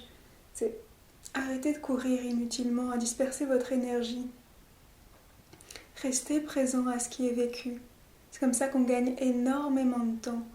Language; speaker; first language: French; native; French